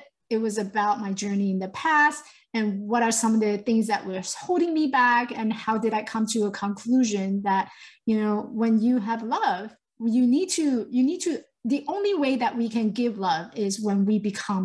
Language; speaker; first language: English; non-native, fluent; Chinese